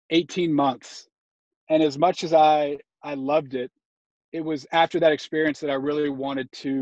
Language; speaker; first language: English; native; English